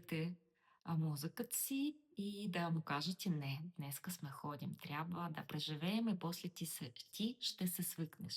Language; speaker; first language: Bulgarian; non-native, learner; Russian